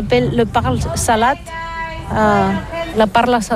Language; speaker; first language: French; non-native, learner; Catalan